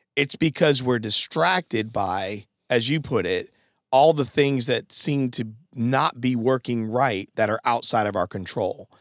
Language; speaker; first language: English; native; English